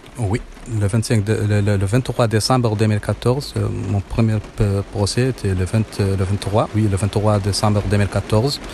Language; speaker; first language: French; non-native, learner; Arabic